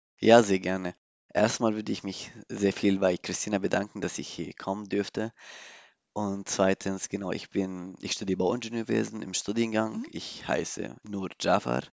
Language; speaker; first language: German; non-native, learner; Arabic